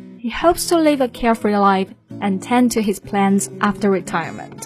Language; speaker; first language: English; non-native, fluent; Chinese